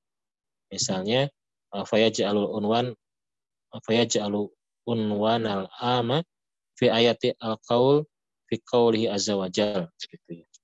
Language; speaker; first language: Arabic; non-native, fluent; Indonesian